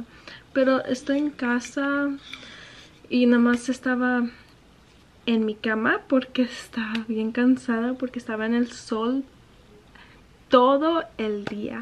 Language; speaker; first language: Spanish; early bilingual, heritage; Spanish